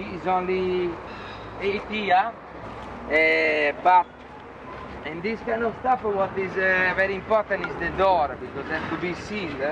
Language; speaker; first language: English; non-native, learner; Italian